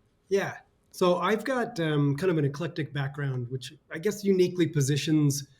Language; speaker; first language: English; native; English